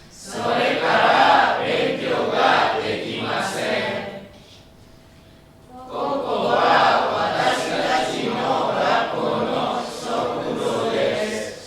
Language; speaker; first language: Japanese; non-native, learner; Indonesian